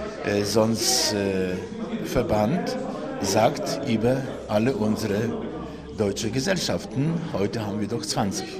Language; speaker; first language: German; non-native, local second language; Polish